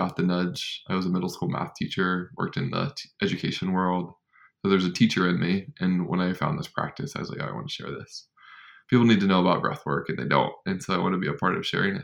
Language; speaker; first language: English; native; English